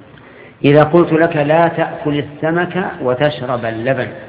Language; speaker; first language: Arabic; native; Arabic